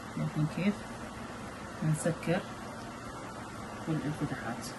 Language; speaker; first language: Arabic; native; Arabic